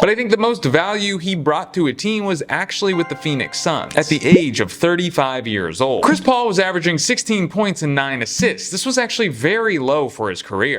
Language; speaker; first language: English; native; English